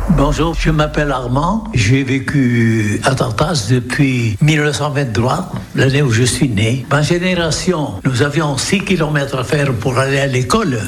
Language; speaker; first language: French; non-native, local second language; Occitan